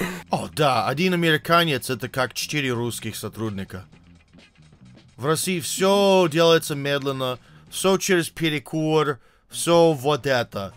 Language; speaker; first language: Russian; non-native, fluent; English